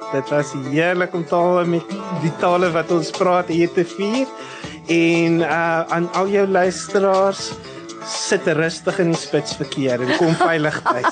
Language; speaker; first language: Afrikaans; native; Afrikaans